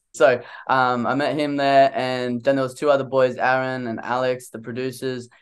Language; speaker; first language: English; native; English